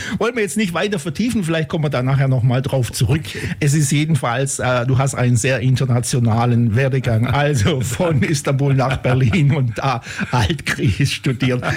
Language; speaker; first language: German; native; German